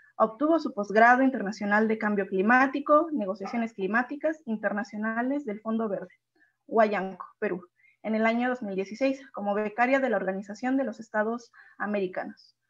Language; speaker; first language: Spanish; native; Spanish